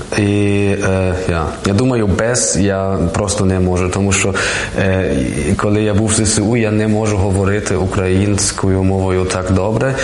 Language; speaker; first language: Ukrainian; non-native, learner; German